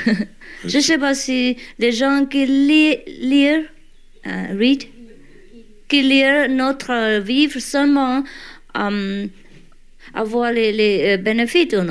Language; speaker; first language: French; non-native, learner; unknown